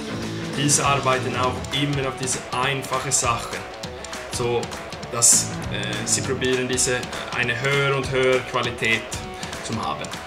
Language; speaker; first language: German; non-native, learner; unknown